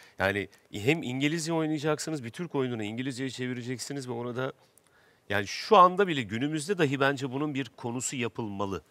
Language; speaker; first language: Turkish; native; Turkish